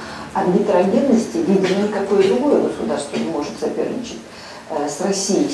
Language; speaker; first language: Russian; native; Russian